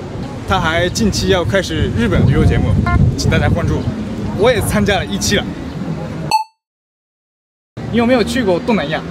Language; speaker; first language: Chinese; non-native, fluent; Japanese